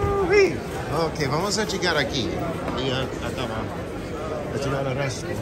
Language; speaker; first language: Spanish; early bilingual, heritage; English